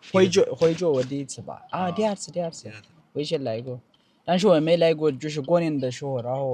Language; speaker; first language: Chinese; non-native, fluent; Amharic